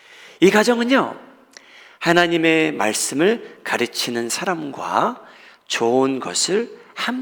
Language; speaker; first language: Korean; native; Korean